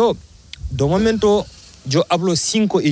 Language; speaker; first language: Spanish; non-native, learner; Fula